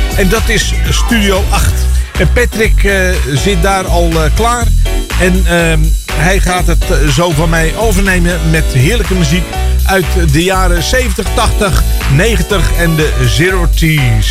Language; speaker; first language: Dutch; native; Dutch